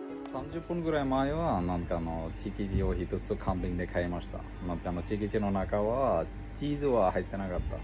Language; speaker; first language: Japanese; non-native, learner; Bangla